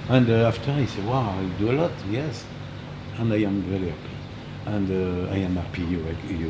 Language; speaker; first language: English; non-native, learner; French